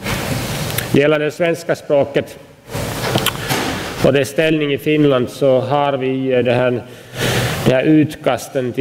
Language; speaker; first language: Swedish; non-native, local second language; Finnish